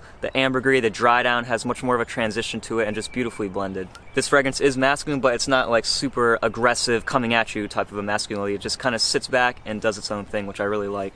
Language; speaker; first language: English; native; English